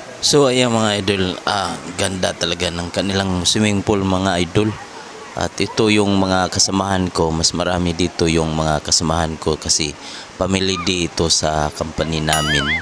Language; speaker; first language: Filipino; native; Filipino